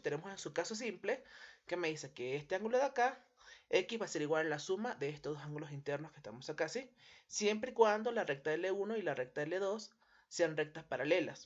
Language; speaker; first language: Spanish; native; Spanish